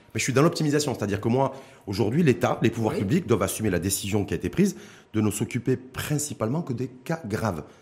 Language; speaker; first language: French; non-native, local second language; Arabic